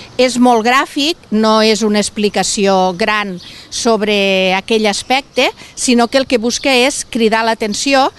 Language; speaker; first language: Catalan; native; Catalan